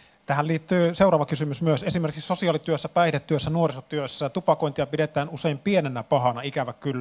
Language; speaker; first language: Finnish; native; Finnish